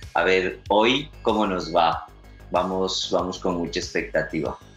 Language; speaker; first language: Spanish; native; Spanish